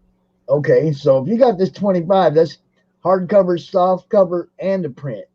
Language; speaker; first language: English; native; English